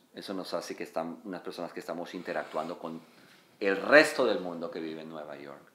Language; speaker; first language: Spanish; native; Spanish